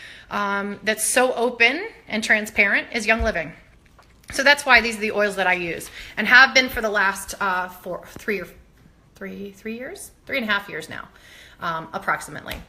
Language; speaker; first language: English; native; English